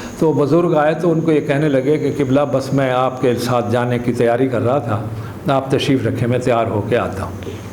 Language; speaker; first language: Urdu; native; Urdu